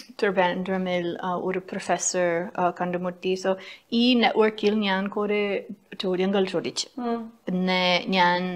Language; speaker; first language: Malayalam; non-native, fluent; English